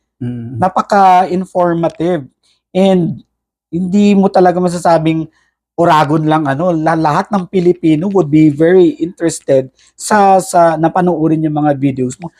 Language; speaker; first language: Filipino; non-native, local second language; Cebuano